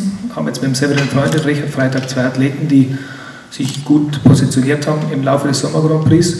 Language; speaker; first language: German; native; German